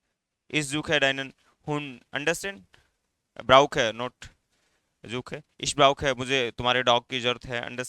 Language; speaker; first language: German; non-native, fluent; Hindi